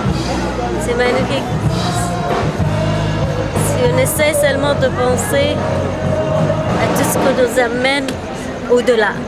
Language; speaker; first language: French; non-native, fluent; Arabic